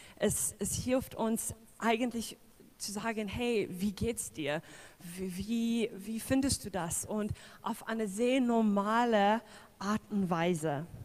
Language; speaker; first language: German; non-native, fluent; English